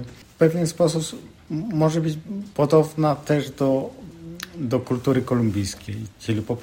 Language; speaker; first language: Polish; non-native, fluent; Spanish